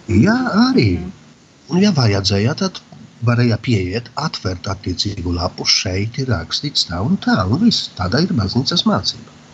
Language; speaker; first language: Latvian; non-native, fluent; Polish